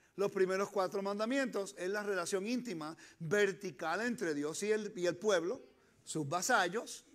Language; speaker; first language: Spanish; early bilingual, heritage; Spanish